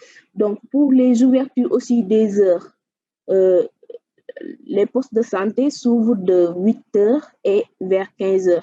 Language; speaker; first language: French; non-native, local second language; Wolof